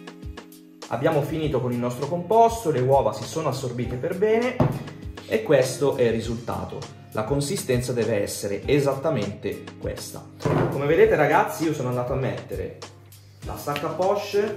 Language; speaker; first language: Italian; native; Italian